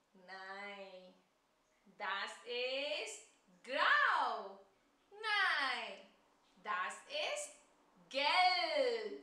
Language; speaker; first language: German; non-native, learner; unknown